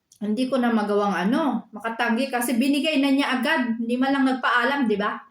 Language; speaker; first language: Filipino; native; Filipino